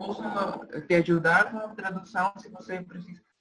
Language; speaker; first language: Portuguese; non-native, fluent; Spanish